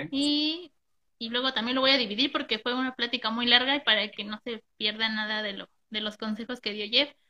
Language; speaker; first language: Spanish; native; Spanish